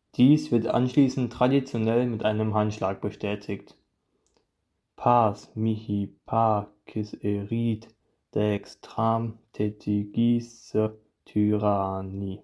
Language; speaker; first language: German; native; German